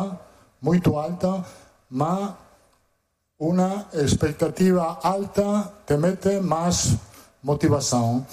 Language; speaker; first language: Portuguese; non-native, fluent; Italian